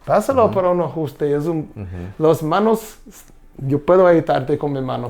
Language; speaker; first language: Spanish; non-native, learner; English